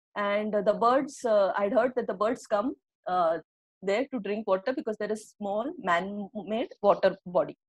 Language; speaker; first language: English; non-native, local second language; Marathi